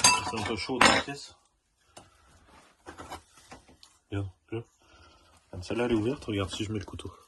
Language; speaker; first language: French; native; French